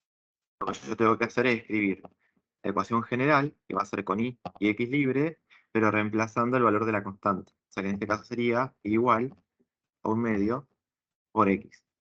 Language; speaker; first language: Spanish; native; Spanish